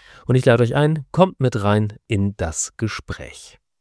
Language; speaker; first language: German; native; German